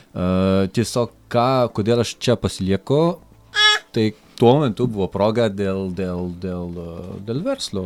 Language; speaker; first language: Lithuanian; non-native, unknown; French